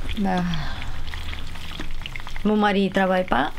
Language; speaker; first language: French; non-native, learner; Romanian